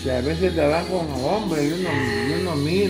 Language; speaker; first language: Spanish; native; Spanish